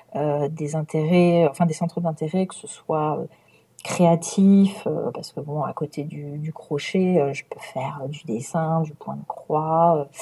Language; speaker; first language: French; native; French